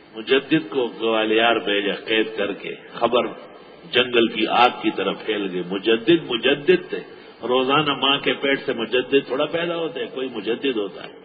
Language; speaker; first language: Urdu; non-native, local second language; Pashto